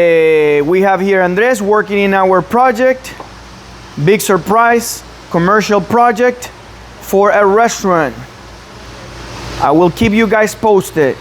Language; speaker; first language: English; non-native, fluent; Spanish